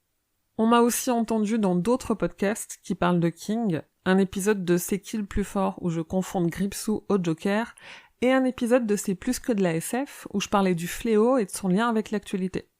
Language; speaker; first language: French; native; French